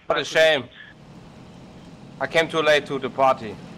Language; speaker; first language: English; non-native, fluent; German